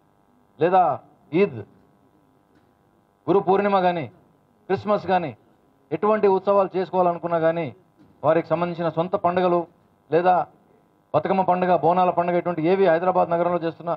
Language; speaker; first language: Telugu; native; Telugu